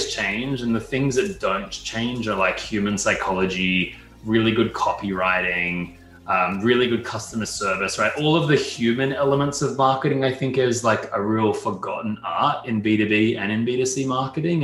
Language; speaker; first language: English; native; English